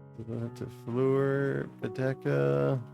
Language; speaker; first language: Dutch; non-native, learner; English